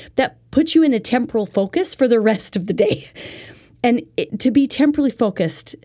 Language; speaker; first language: English; native; English